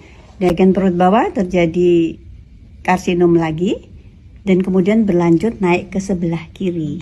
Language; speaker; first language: Indonesian; native; Indonesian